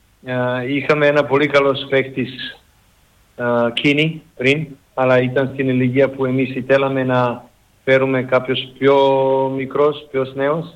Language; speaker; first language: Greek; non-native, learner; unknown